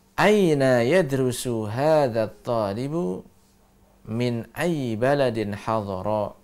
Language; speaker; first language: Arabic; non-native, fluent; Indonesian